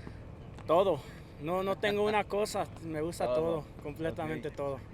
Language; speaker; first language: Spanish; early bilingual, other home language; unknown